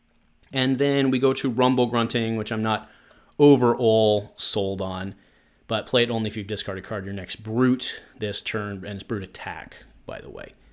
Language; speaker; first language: English; native; English